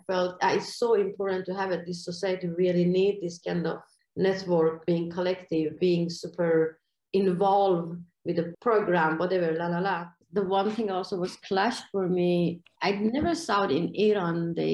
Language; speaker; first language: English; non-native, fluent; Persian